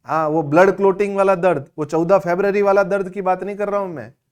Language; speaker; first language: Hindi; non-native, local second language; Gujarati